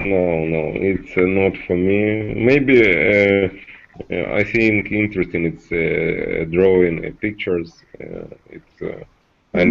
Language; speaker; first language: English; non-native, learner; Russian